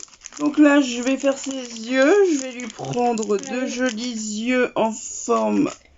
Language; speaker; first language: French; native; French